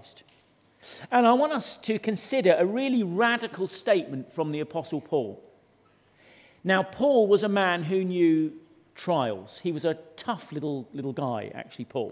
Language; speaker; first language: English; native; English